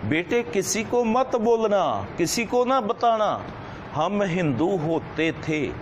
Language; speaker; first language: Hindi; non-native, local second language; Punjabi